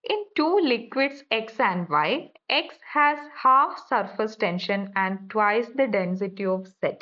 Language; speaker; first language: English; non-native, local second language; Malayalam